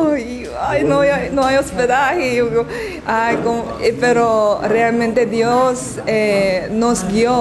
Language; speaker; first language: Spanish; non-native, learner; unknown